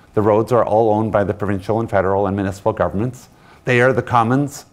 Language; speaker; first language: English; native; English